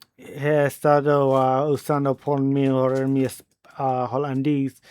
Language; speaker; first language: Spanish; non-native, learner; English